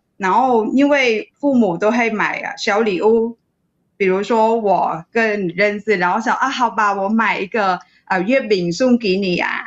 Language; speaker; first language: Chinese; non-native, fluent; Vietnamese